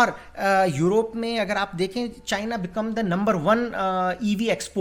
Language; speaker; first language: Hindi; native; Hindi